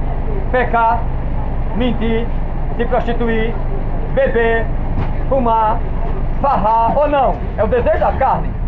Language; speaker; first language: Portuguese; native; Portuguese